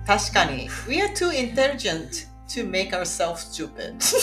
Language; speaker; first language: English; non-native, fluent; Japanese